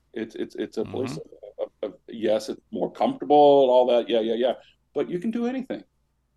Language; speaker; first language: English; native; English